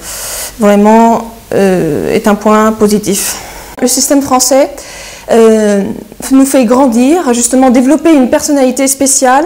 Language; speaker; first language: French; early bilingual, heritage; French